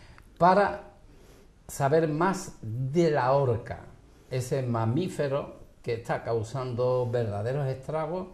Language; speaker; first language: Spanish; native; Spanish